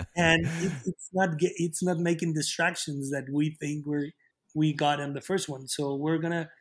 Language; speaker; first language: English; non-native, fluent; Spanish